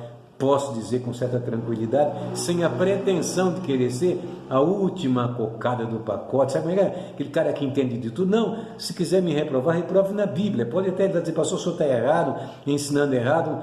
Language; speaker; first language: Portuguese; native; Portuguese